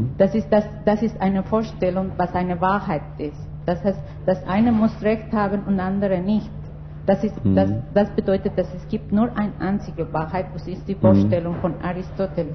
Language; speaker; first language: German; non-native, fluent; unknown